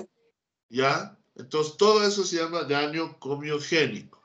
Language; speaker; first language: Spanish; native; Spanish